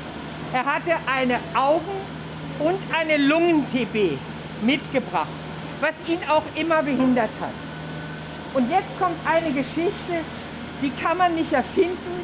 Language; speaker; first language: German; native; German